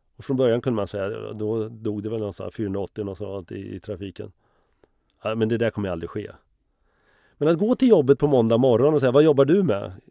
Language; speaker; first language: Swedish; native; Swedish